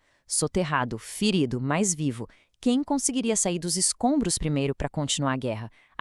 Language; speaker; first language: Portuguese; native; Portuguese